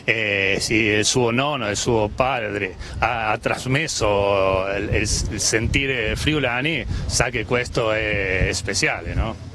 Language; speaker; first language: Italian; non-native, fluent; Spanish